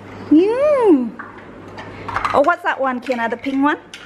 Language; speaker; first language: English; non-native, fluent; Vietnamese